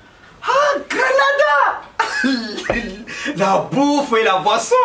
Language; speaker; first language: French; non-native, local second language; Bambara